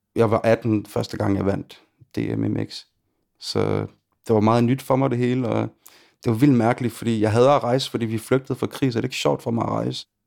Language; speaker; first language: Danish; early bilingual, other home language; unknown